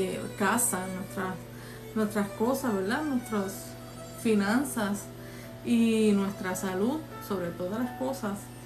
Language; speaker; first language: Spanish; native; Spanish